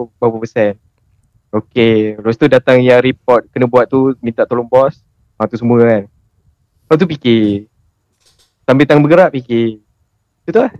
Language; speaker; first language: Malay; native; Malay